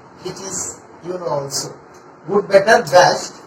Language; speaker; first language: English; non-native, local second language; Bangla